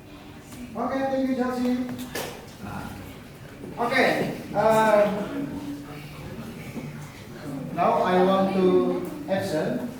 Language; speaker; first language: English; non-native, learner; Indonesian